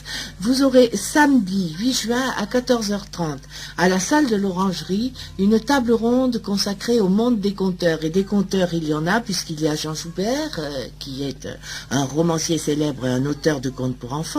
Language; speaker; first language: French; native; French